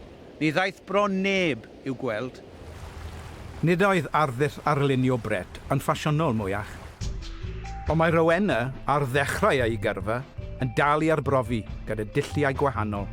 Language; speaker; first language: Welsh; native; Welsh